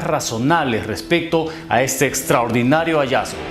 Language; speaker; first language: Spanish; native; Spanish